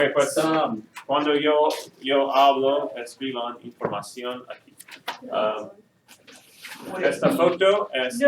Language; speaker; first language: Spanish; non-native, fluent; English